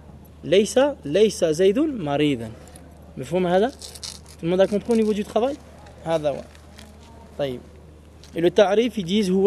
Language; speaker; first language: Arabic; non-native, fluent; French